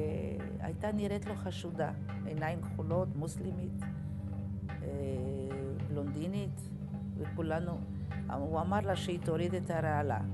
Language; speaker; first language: Hebrew; early bilingual, other home language; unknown